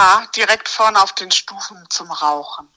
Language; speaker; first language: German; native; German